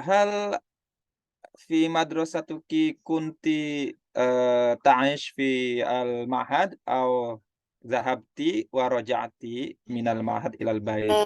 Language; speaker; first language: Arabic; non-native, fluent; Indonesian